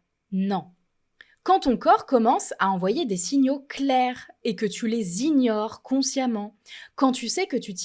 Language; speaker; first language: French; native; French